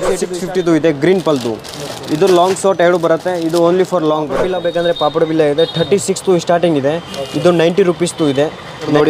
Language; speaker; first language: Kannada; non-native, local second language; Hindi